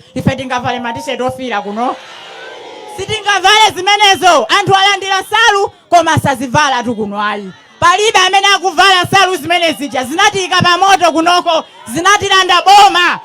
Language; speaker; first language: Nyanja; native; Nyanja